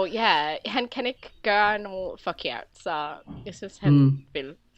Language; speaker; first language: Danish; non-native, fluent; English